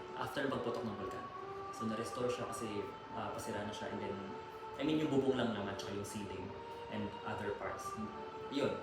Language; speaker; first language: Filipino; native; Filipino